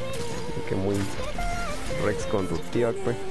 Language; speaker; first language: Spanish; native; Spanish